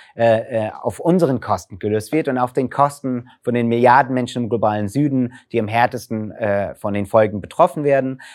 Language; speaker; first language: German; non-native, fluent; English